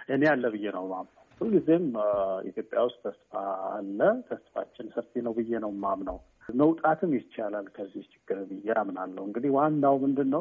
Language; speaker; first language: Amharic; native; Amharic